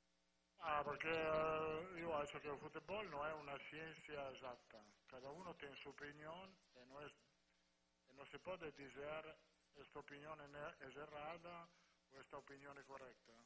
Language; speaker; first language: Portuguese; non-native, fluent; Spanish